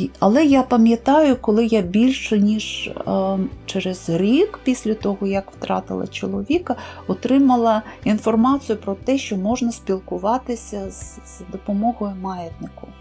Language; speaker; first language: Ukrainian; native; Ukrainian